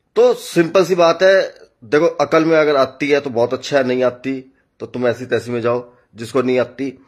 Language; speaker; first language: Hindi; non-native, local second language; Punjabi